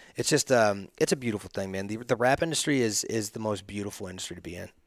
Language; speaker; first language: English; native; English